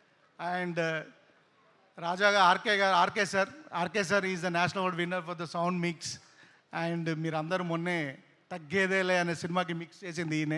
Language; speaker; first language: Telugu; native; Telugu